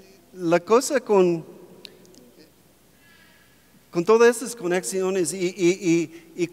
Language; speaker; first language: Spanish; non-native, fluent; English